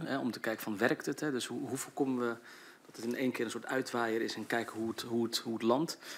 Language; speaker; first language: Dutch; native; Dutch